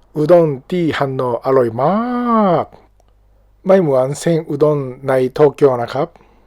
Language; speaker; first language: Thai; non-native, learner; Japanese